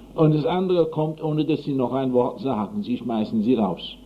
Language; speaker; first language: German; non-native, fluent; English